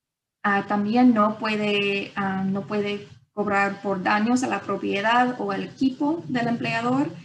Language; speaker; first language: Spanish; non-native, fluent; English